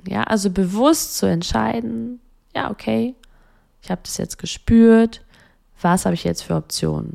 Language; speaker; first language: German; native; German